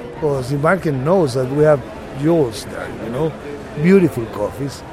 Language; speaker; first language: English; non-native, fluent; Spanish